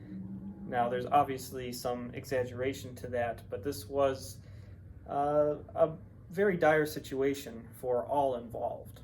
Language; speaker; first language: English; native; English